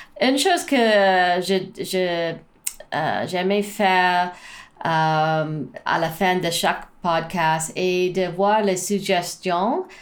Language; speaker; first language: French; non-native, learner; English